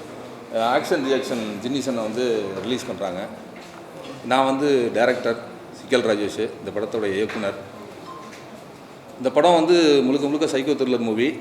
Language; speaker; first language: Tamil; native; Tamil